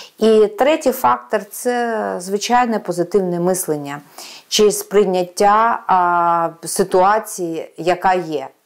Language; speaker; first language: Ukrainian; non-native, local second language; Russian